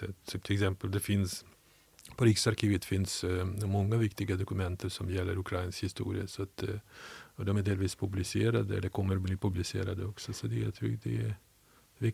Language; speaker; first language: Swedish; non-native, fluent; Ukrainian